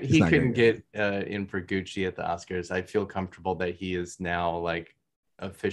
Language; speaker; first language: English; native; English